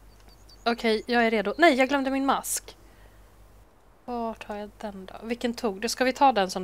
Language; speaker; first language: Swedish; native; Swedish